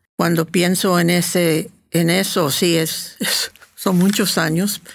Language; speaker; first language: Spanish; early bilingual, heritage; Spanish